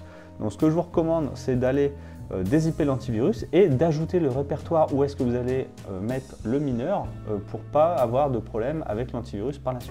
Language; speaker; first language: French; native; French